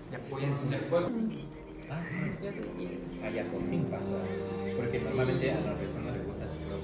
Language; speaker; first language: Spanish; non-native, fluent; Chinese